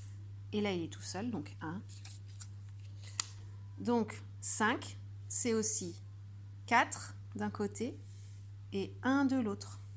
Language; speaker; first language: French; native; French